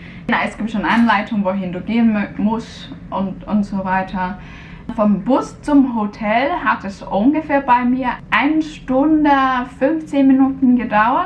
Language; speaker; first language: German; non-native, fluent; Cantonese